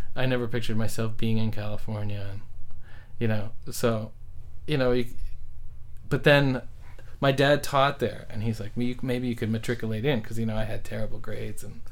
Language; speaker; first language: English; native; English